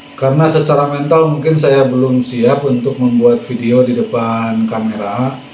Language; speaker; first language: Indonesian; non-native, local second language; Sundanese